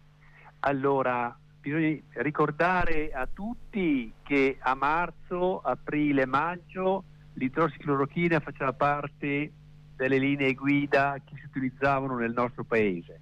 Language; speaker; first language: Italian; native; Italian